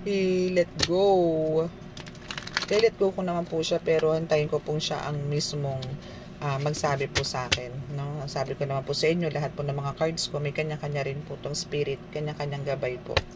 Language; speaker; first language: Filipino; native; Filipino